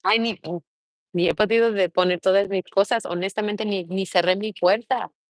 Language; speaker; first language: Spanish; early bilingual, heritage; Spanish